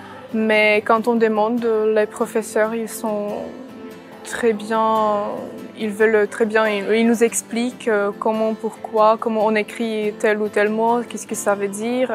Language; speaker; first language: French; non-native, fluent; Czech